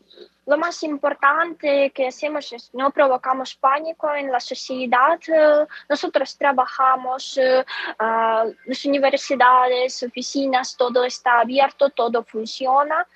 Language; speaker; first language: Spanish; non-native, fluent; Ukrainian